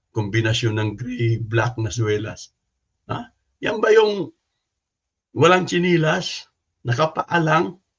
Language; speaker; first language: Filipino; non-native, local second language; Cebuano